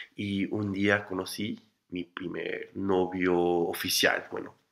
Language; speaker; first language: Spanish; non-native, fluent; English